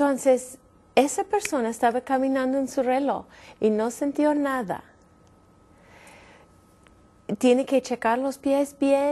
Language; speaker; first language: Spanish; non-native, fluent; English